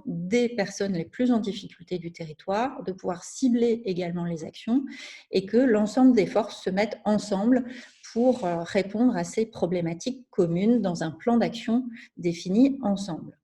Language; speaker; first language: French; native; French